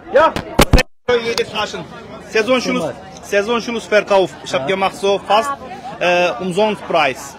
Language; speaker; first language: German; non-native, learner; Turkish